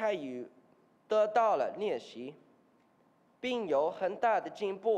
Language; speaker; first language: Chinese; non-native, learner; English